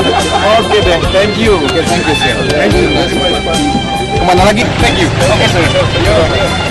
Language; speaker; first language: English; non-native, learner; Indonesian